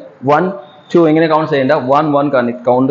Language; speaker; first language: Malayalam; non-native, learner; Assamese